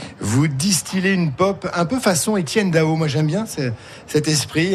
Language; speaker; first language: French; native; French